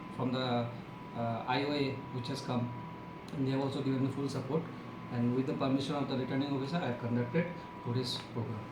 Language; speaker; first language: English; non-native, local second language; Bangla